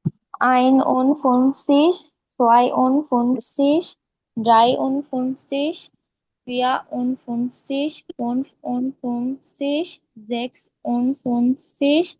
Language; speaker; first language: German; non-native, learner; Bangla